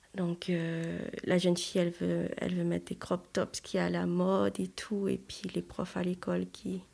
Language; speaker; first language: French; non-native, local second language; Haitian Creole